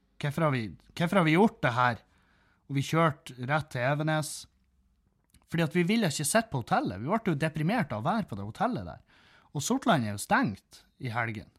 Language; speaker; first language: Norwegian; native; Norwegian